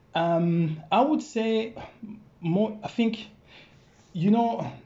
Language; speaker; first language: English; non-native, fluent; French